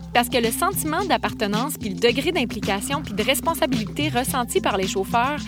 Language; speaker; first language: French; native; French